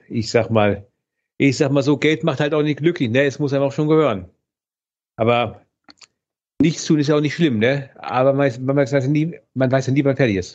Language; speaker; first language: German; native; German